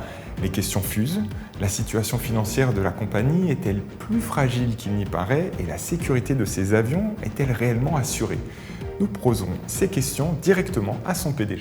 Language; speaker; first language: French; native; French